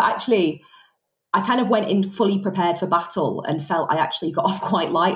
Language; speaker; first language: English; native; English